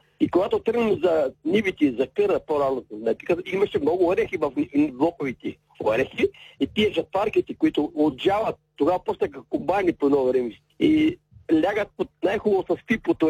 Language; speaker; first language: Bulgarian; native; Bulgarian